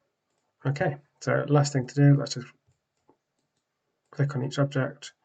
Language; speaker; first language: English; native; English